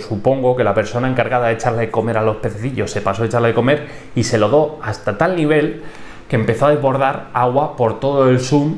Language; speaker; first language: Spanish; native; Spanish